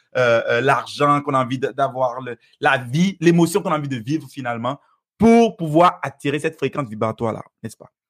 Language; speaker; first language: French; non-native, local second language; Fon